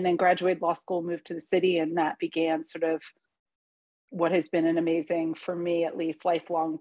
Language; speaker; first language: English; early bilingual, other home language; Hungarian